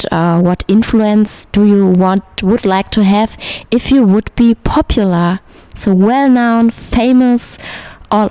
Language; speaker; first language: English; non-native, fluent; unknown